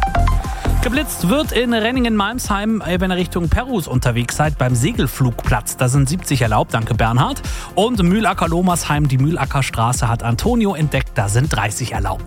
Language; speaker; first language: German; native; German